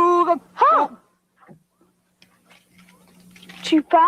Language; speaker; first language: French; non-native, learner; Persian